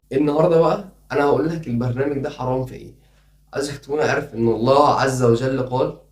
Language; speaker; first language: Arabic; native; Arabic